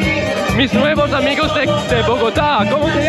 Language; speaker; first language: Spanish; non-native, learner; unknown